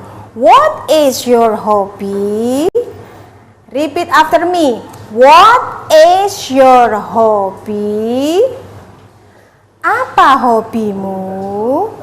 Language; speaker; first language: English; non-native, learner; Indonesian